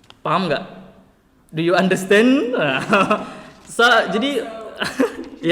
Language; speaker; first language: English; non-native, learner; Indonesian